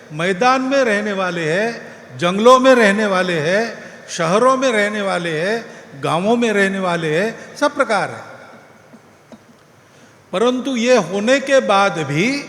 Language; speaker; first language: Hindi; non-native, local second language; Marathi